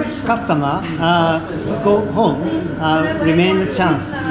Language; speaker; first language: English; non-native, learner; Japanese